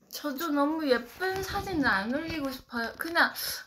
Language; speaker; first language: Korean; non-native, fluent; Chinese